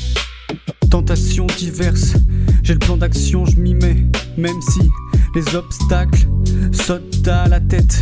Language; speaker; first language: French; native; French